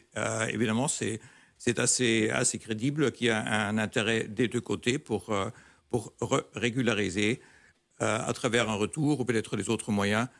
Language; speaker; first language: French; non-native, fluent; German